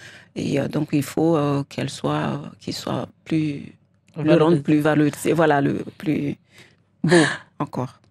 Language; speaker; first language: French; non-native, local second language; Comorian